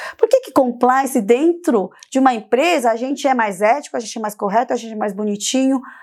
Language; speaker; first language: Portuguese; early bilingual, other home language; Korean